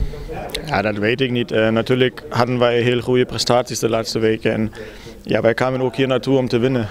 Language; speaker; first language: Dutch; non-native, fluent; German